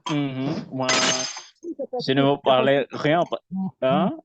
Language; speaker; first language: French; non-native, learner; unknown